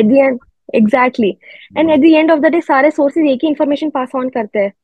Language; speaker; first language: Hindi; non-native, local second language; Gujarati